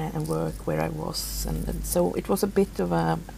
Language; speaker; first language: English; non-native, fluent; Swedish